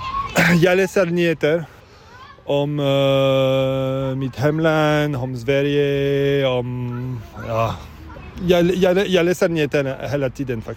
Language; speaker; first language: Swedish; non-native, learner; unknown